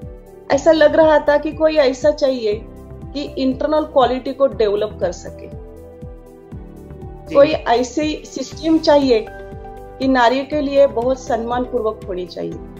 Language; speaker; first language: Hindi; non-native, local second language; Marathi